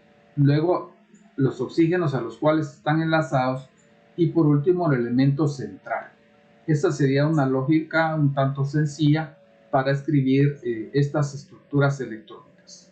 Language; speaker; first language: Spanish; native; Spanish